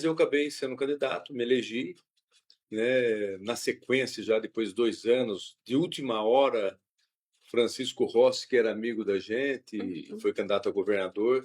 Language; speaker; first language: Portuguese; native; Portuguese